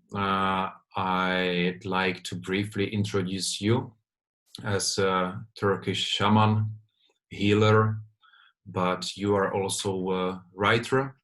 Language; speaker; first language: English; non-native, fluent; Czech